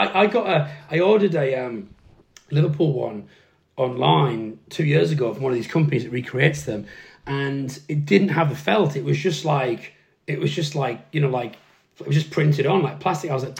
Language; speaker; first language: English; native; English